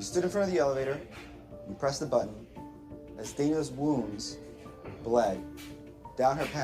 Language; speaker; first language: English; native; English